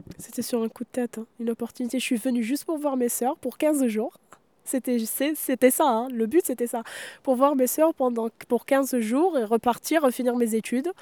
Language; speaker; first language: French; non-native, local second language; Arabic